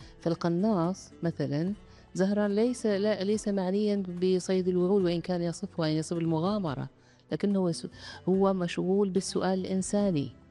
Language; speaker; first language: Arabic; native; Arabic